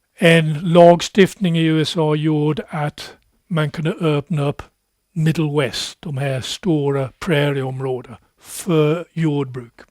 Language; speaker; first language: Swedish; non-native, fluent; English